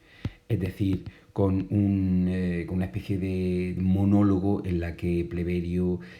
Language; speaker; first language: Spanish; native; Spanish